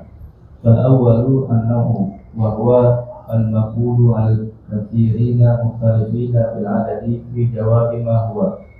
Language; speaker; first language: Arabic; non-native, learner; Indonesian